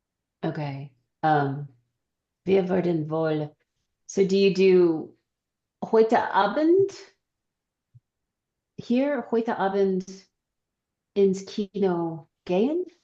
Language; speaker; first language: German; non-native, learner; English